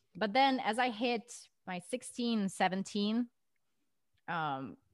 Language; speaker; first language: English; non-native, fluent; Russian